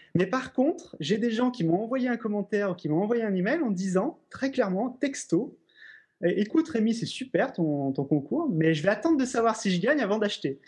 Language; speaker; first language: French; native; French